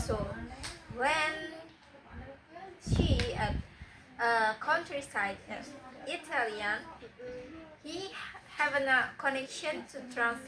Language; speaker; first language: English; non-native, learner; Indonesian